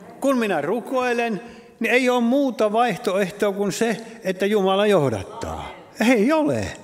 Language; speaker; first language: Finnish; native; Finnish